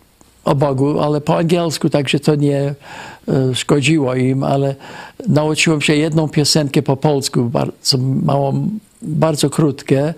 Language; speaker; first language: Polish; non-native, fluent; English